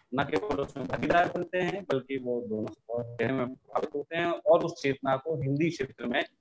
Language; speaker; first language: Hindi; native; Hindi